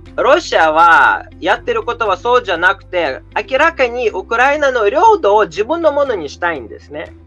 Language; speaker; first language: Japanese; non-native, fluent; Russian